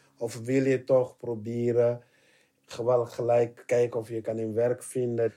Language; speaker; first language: Dutch; non-native, learner; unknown